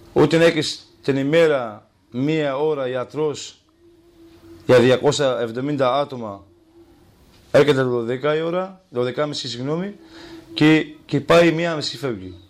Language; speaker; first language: Greek; non-native, learner; Kurdish